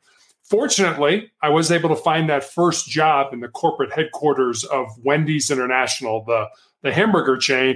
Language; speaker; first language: English; native; English